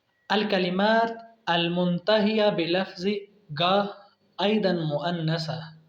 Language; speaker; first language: Arabic; non-native, fluent; Urdu